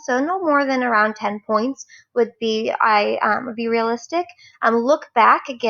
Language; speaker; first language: English; native; English